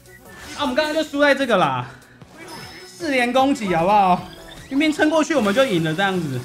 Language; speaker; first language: Chinese; native; Chinese